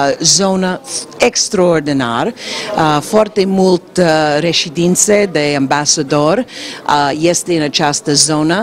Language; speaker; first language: Romanian; non-native, learner; English